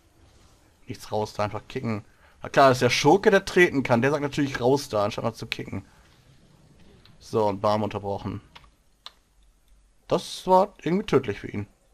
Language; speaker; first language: German; native; German